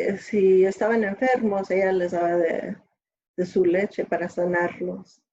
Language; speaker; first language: Spanish; early bilingual, other home language; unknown